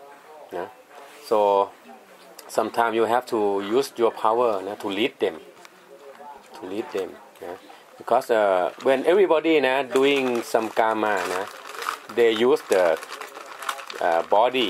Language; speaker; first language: English; non-native, learner; Thai